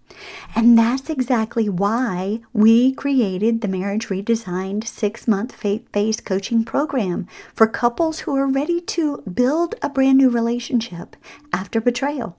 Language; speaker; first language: English; native; English